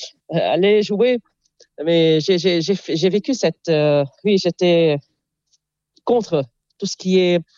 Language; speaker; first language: French; non-native, local second language; Arabic